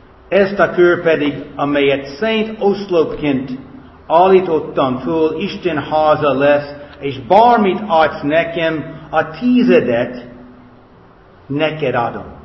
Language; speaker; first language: Hungarian; non-native, fluent; English